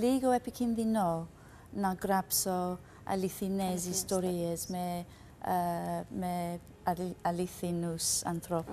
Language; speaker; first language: Greek; non-native, learner; English